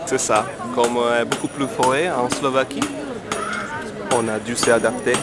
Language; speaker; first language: French; non-native, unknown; Slovak